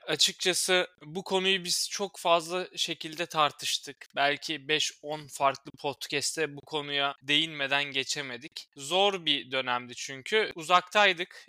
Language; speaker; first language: Turkish; native; Turkish